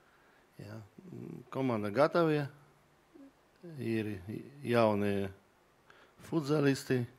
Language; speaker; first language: Latvian; non-native, learner; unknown